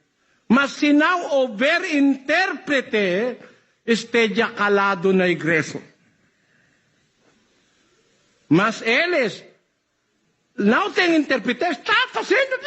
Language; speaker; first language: Portuguese; non-native, learner; Filipino